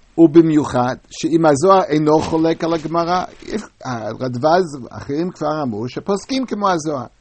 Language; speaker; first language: Hebrew; non-native, fluent; English